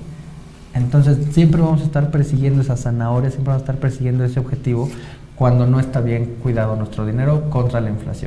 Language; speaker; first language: Spanish; native; Spanish